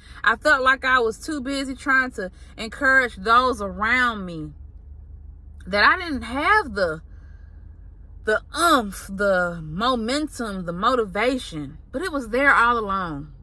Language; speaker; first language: English; native; English